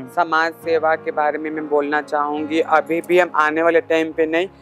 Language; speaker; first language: Hindi; native; Hindi